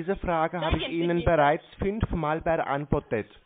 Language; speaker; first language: German; native; German